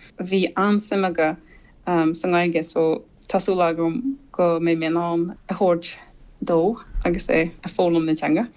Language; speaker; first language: Irish; non-native, fluent; English